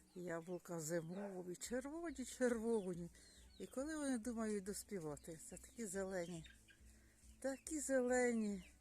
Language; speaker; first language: Ukrainian; native; Ukrainian